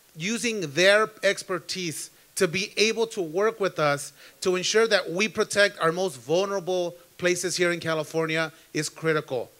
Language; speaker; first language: English; early bilingual, other home language; Spanish